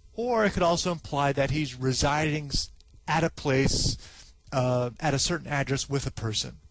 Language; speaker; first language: English; native; English